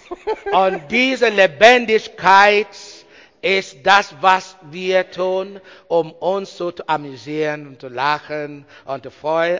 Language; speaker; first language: German; non-native, learner; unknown